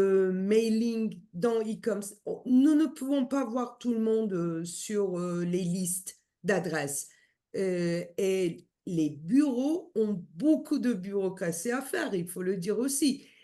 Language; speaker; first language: French; non-native, fluent; Turkish